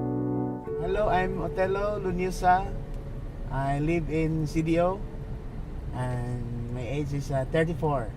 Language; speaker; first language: English; non-native, learner; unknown